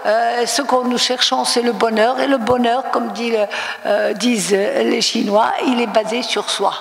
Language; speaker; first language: French; non-native, local second language; Arabic